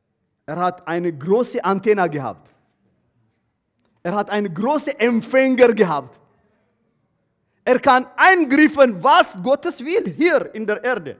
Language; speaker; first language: German; non-native, learner; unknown